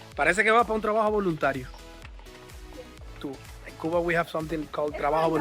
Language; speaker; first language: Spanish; native; Spanish